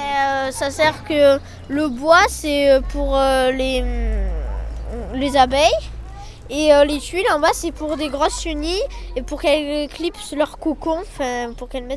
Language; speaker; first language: French; native; French